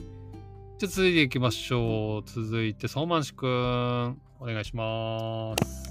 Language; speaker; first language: Japanese; native; Japanese